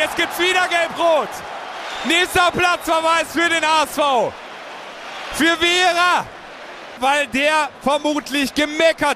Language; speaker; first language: German; native; German